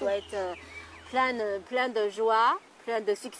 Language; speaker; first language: French; non-native, fluent; Chinese